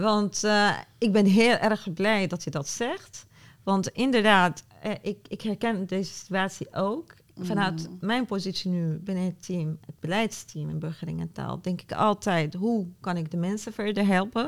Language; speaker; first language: Dutch; non-native, fluent; Arabic